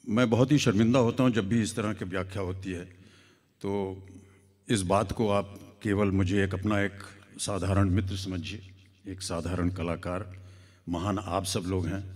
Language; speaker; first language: Hindi; native; Hindi